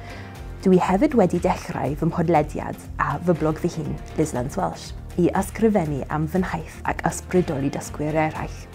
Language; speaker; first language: Welsh; non-native, learner; English